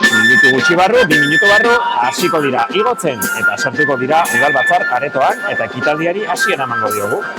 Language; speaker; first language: Basque; non-native, local second language; Spanish